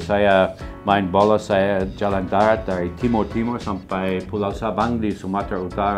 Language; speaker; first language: Indonesian; non-native, fluent; English